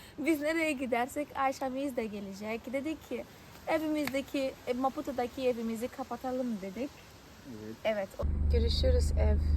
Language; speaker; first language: Turkish; non-native, fluent; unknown